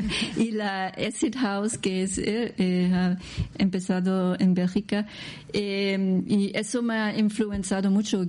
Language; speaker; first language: Spanish; non-native, learner; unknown